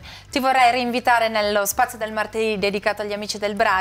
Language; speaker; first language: Italian; native; Italian